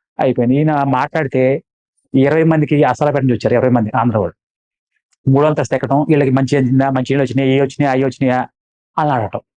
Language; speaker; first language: Telugu; non-native, local second language; Malayalam